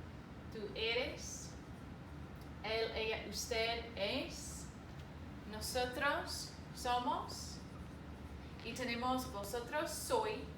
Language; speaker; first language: Spanish; non-native, fluent; English